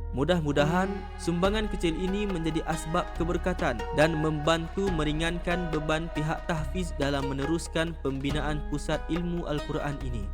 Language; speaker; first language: Malay; native; Malay